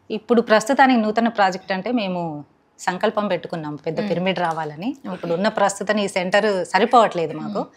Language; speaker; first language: Telugu; non-native, local second language; Hindi